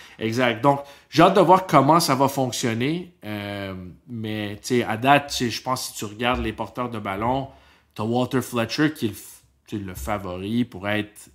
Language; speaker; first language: French; native; French